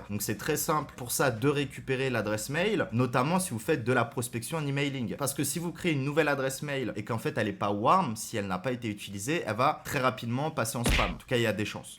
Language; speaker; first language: French; native; French